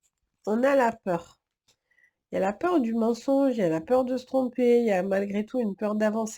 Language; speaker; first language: French; native; French